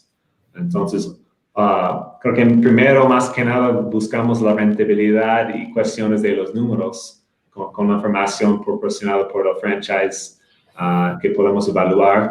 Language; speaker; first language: Spanish; non-native, fluent; English